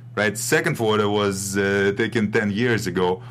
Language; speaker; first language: English; non-native, fluent; Russian